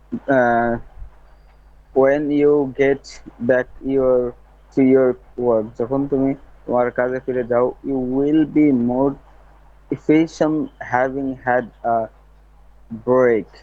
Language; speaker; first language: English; non-native, learner; Bangla